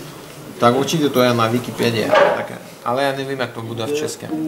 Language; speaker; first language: Czech; non-native, learner; Russian